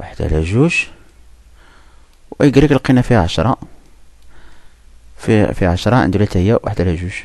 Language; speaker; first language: Arabic; native; Arabic